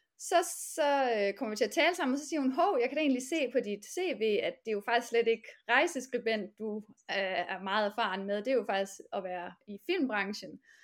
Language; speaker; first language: Danish; native; Danish